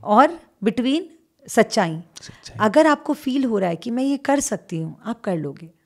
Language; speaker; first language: Hindi; native; Hindi